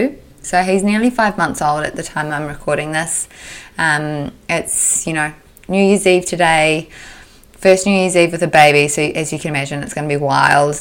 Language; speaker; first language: English; native; English